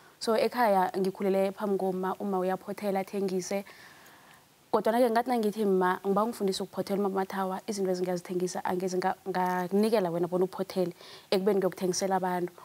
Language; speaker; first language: Zulu; non-native, local second language; South Ndebele